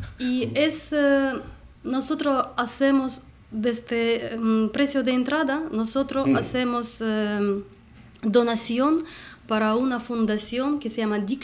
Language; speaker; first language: Spanish; non-native, learner; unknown